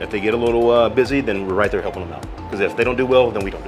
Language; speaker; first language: English; native; English